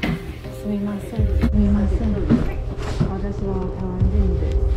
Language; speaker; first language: Japanese; non-native, learner; Chinese